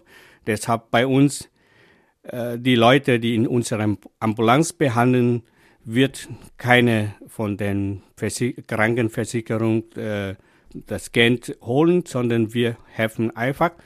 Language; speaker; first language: German; non-native, fluent; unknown